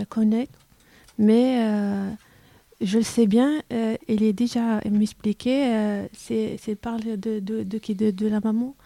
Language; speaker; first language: French; non-native, learner; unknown